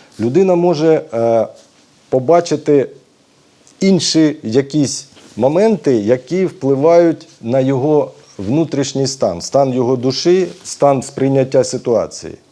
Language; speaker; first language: Ukrainian; native; Ukrainian